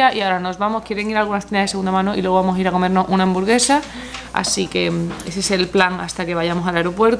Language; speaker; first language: Spanish; native; Spanish